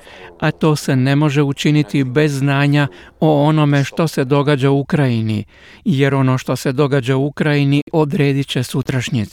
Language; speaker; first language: Croatian; native; Croatian